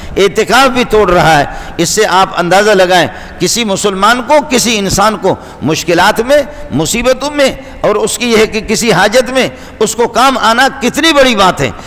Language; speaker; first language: Urdu; non-native, local second language; Brahui